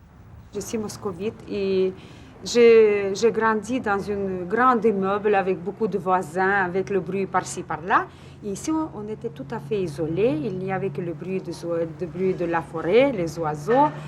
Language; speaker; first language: French; non-native, fluent; Russian